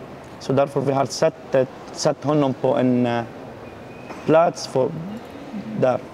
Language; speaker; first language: Swedish; non-native, learner; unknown